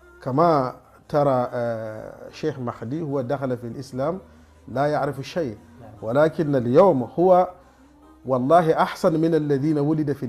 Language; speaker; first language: Arabic; non-native, fluent; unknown